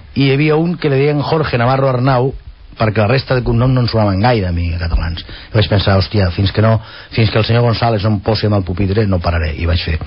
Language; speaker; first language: Catalan; non-native, local second language; Spanish